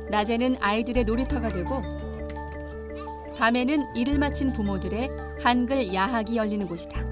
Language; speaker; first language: Korean; native; Korean